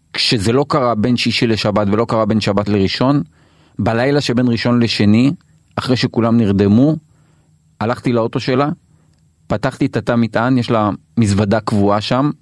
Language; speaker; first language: Hebrew; native; Hebrew